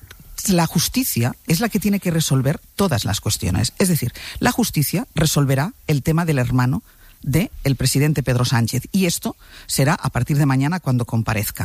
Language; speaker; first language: Spanish; native; Spanish